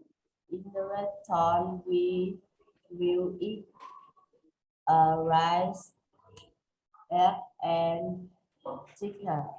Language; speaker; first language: English; non-native, learner; Vietnamese